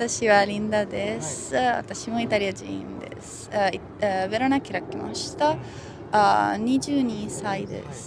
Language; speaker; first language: Japanese; non-native, learner; Italian